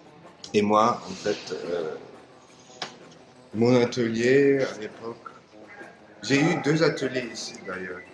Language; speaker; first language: French; non-native, fluent; Turkish